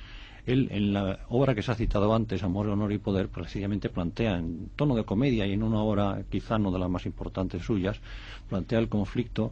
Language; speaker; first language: Spanish; native; Spanish